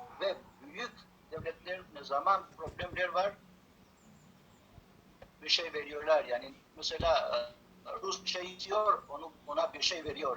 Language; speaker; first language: Turkish; non-native, learner; Albanian